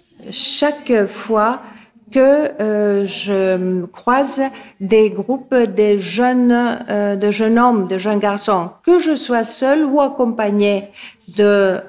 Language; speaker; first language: French; non-native, fluent; Greek